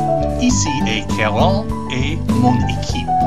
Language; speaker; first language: French; non-native, learner; English